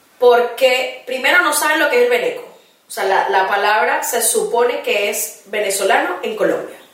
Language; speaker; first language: Spanish; native; Spanish